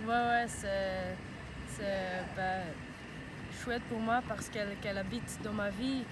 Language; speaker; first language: French; non-native, local second language; Dutch